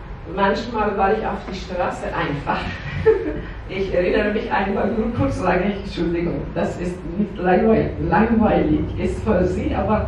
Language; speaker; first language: German; non-native, learner; Persian